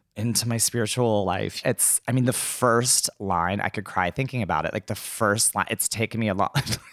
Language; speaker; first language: English; native; English